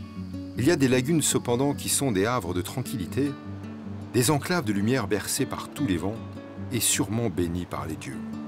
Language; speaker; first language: French; native; French